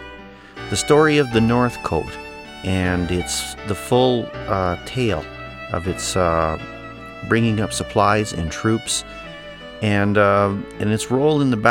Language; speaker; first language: English; native; English